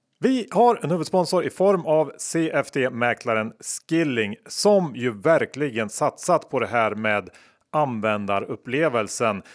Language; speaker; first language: Swedish; native; Swedish